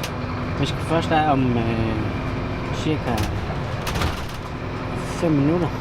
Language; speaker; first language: Danish; non-native, local second language; Kalaallisut